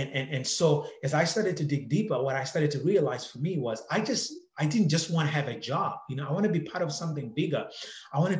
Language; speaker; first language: English; non-native, local second language; Shona